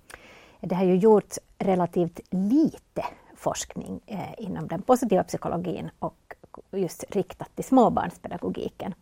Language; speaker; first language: Swedish; native; Swedish